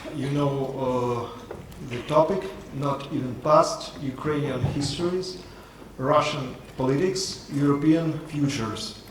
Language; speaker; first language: English; non-native, fluent; Ukrainian